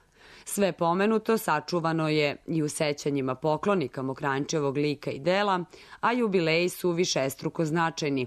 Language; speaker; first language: Serbian; native; Serbian